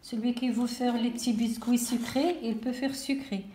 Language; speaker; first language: French; non-native, local second language; Arabic